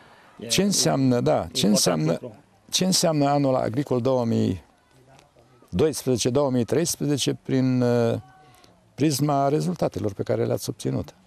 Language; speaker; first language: Romanian; native; Romanian